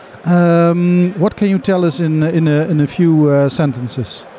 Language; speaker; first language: English; non-native, fluent; Dutch